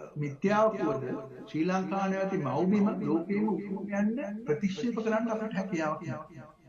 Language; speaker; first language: Sinhala; native; Sinhala